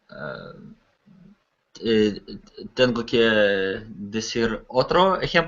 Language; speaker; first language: Spanish; non-native, learner; Russian